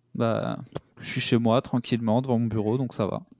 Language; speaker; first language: French; native; French